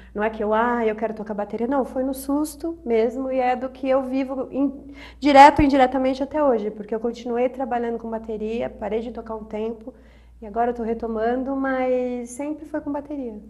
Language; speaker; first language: Portuguese; native; Portuguese